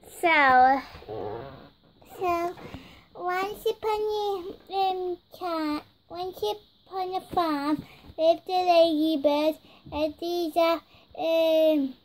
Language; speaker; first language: English; native; English